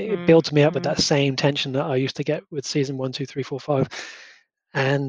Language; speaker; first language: English; native; English